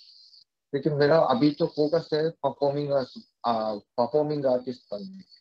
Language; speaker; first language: Hindi; non-native, fluent; Japanese